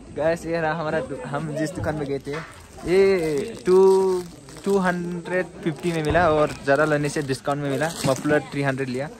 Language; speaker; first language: Hindi; non-native, local second language; Bodo